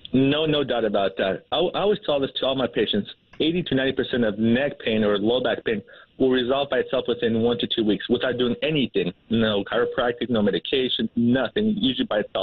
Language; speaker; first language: English; native; English